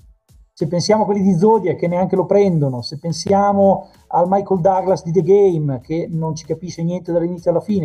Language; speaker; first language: Italian; native; Italian